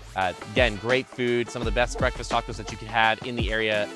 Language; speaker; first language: English; native; English